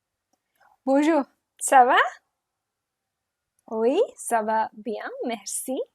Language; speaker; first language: French; non-native, fluent; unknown